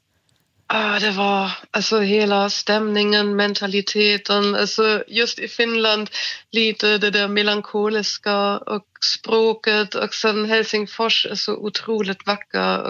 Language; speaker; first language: Swedish; non-native, fluent; German